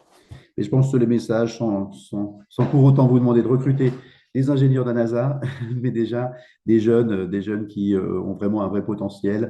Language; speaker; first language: French; native; French